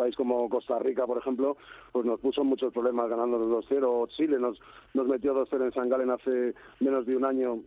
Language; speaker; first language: Spanish; native; Spanish